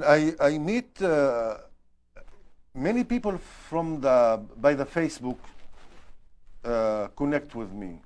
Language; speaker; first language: English; non-native, learner; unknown